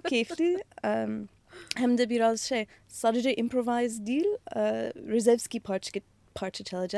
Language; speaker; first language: Turkish; non-native, fluent; English